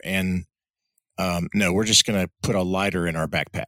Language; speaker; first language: English; early bilingual, other home language; Spanish